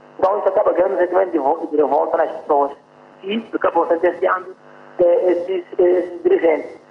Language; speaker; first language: Portuguese; non-native, local second language; Makhuwa